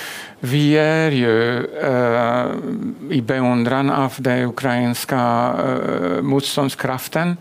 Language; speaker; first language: Swedish; non-native, fluent; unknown